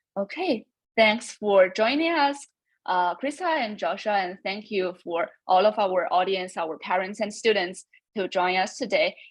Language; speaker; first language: English; non-native, fluent; Chinese